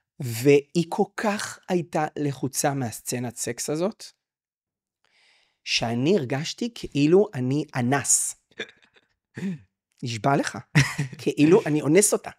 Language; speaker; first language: Hebrew; native; Hebrew